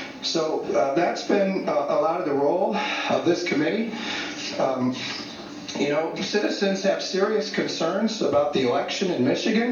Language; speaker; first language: English; native; English